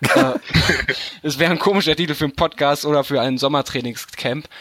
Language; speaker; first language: German; native; German